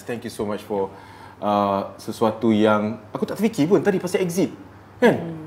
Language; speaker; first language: Malay; native; Malay